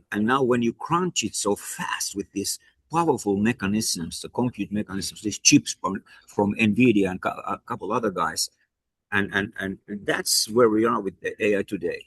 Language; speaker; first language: English; non-native, fluent; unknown